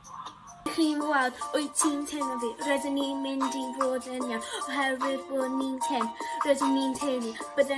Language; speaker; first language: Welsh; non-native, local second language; English